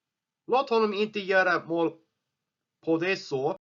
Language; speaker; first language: Swedish; non-native, learner; English